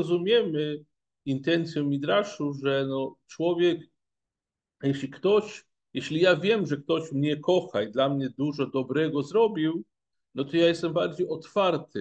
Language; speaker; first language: Polish; non-native, fluent; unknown